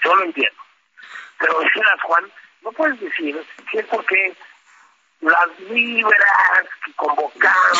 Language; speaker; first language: Spanish; native; Spanish